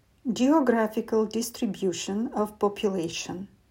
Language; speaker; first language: English; non-native, fluent; Romanian